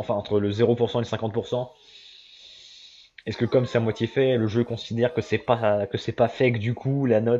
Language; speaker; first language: French; native; French